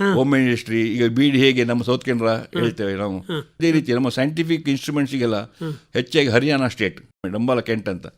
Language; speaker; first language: Kannada; non-native, local second language; Konkani